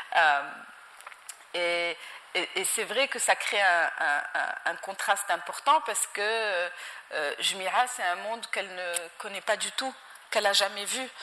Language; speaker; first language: French; non-native, local second language; Arabic